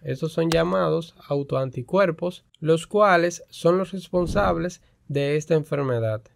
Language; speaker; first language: Spanish; native; Spanish